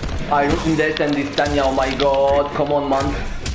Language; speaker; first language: English; non-native, learner; French